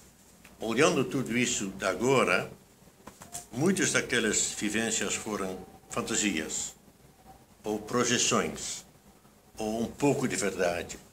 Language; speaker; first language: Portuguese; non-native, fluent; Dutch